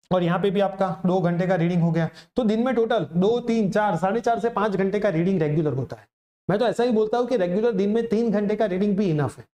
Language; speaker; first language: Hindi; non-native, local second language; Gujarati